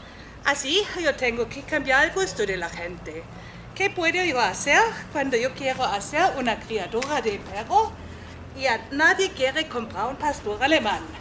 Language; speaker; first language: Spanish; non-native, fluent; German